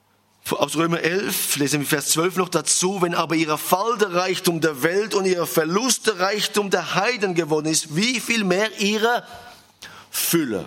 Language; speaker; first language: German; non-native, fluent; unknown